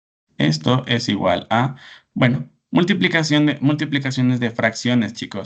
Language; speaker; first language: Spanish; native; Spanish